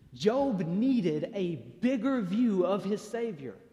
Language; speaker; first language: English; native; English